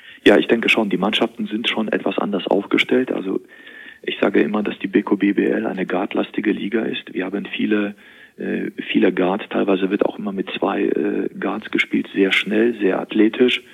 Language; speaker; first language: German; native; German